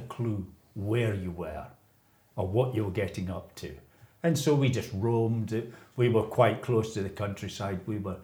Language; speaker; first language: English; native; English